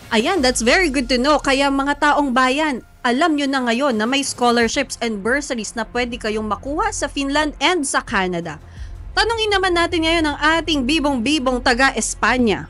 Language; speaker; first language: Filipino; native; Filipino